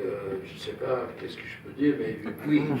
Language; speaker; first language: French; non-native, fluent; English